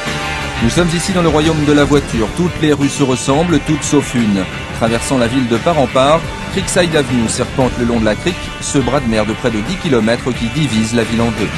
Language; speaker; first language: French; native; French